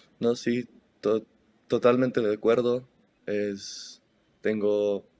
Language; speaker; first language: Spanish; early bilingual, heritage; Spanish